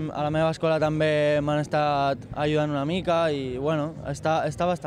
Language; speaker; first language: Catalan; non-native, local second language; Spanish